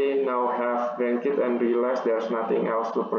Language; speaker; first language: English; non-native, learner; Indonesian